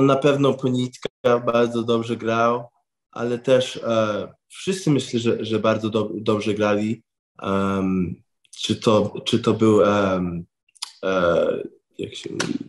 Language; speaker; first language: Polish; early bilingual, heritage; English